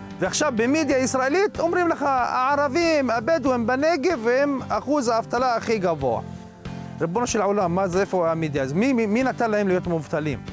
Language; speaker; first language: Hebrew; non-native, local second language; Arabic